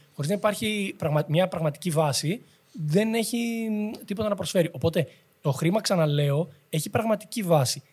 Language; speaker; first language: Greek; native; Greek